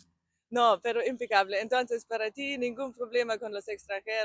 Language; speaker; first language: Spanish; non-native, learner; German